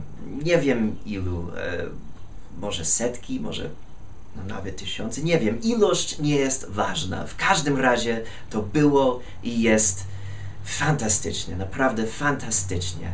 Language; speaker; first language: Polish; non-native, fluent; English